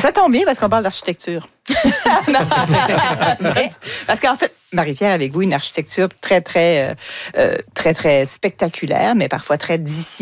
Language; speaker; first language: French; native; French